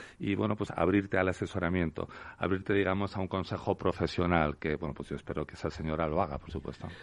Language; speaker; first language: Spanish; native; Spanish